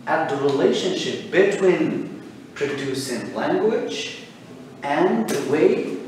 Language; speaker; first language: English; non-native, fluent; Turkish